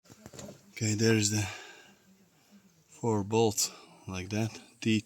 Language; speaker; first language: English; non-native, learner; Latvian